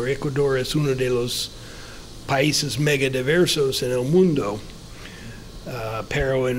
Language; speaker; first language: Spanish; non-native, fluent; English